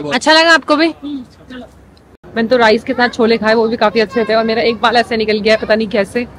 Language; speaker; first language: Hindi; native; Hindi